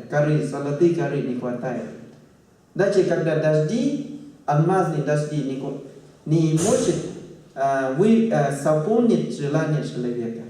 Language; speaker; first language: Russian; non-native, fluent; Thai